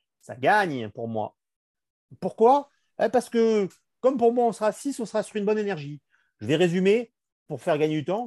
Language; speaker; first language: French; native; French